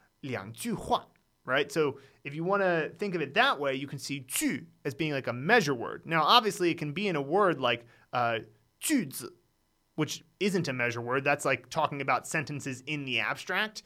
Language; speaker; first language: English; native; English